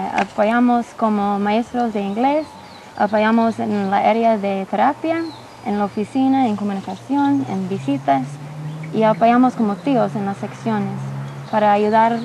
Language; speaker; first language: Spanish; non-native, fluent; English